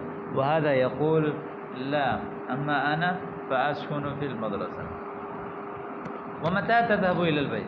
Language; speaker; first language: Arabic; non-native, fluent; Urdu